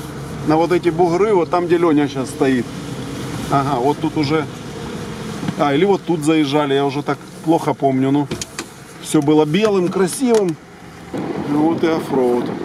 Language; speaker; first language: Russian; native; Russian